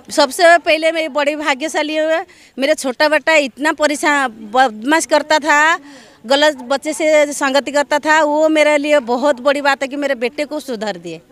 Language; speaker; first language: Hindi; non-native, local second language; Odia